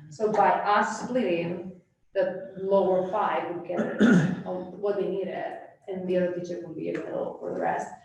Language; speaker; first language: English; non-native, fluent; Spanish